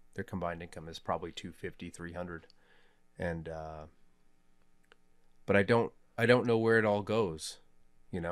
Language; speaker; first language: English; native; English